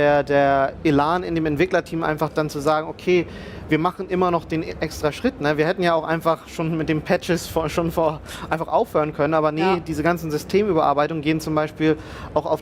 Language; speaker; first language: German; native; German